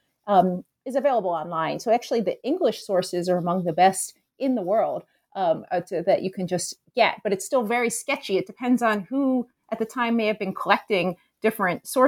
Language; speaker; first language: English; native; English